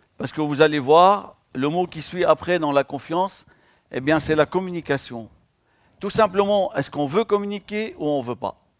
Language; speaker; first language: French; non-native, local second language; Arabic